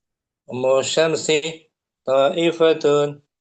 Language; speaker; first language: Arabic; non-native, fluent; Indonesian